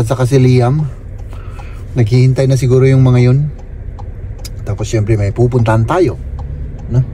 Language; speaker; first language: Filipino; non-native, local second language; Iloko